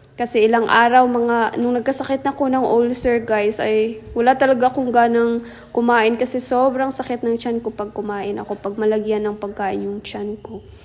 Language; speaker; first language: Filipino; native; Filipino